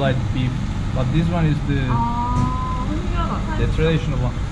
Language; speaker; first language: English; non-native, fluent; Turkish